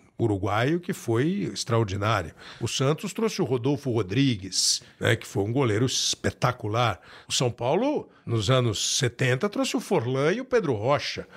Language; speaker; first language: Portuguese; native; Portuguese